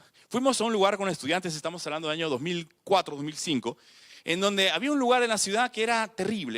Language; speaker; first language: Spanish; native; Spanish